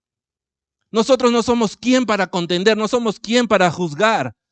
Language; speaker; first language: Spanish; native; Spanish